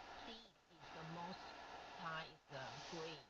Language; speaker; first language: English; non-native, learner; Chinese